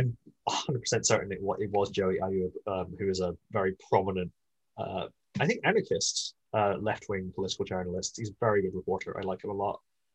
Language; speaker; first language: English; native; English